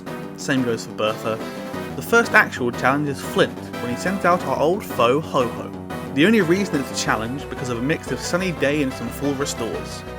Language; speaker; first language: English; native; English